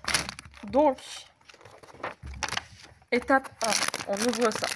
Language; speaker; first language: French; native; French